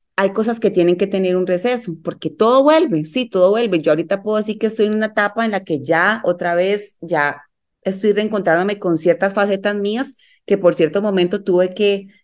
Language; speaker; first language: Spanish; native; Spanish